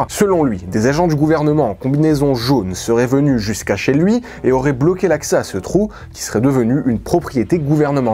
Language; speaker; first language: French; native; French